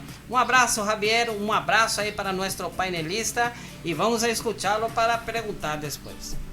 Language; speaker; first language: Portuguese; non-native, fluent; Spanish